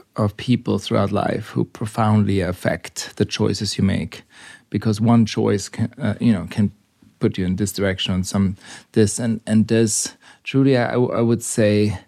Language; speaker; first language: English; non-native, fluent; German